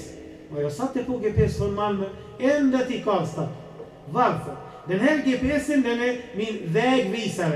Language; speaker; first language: Swedish; non-native, fluent; Arabic